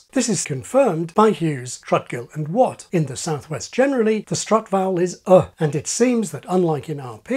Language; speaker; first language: English; native; English